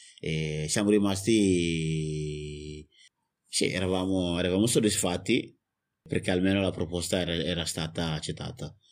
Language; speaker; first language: Italian; non-native, fluent; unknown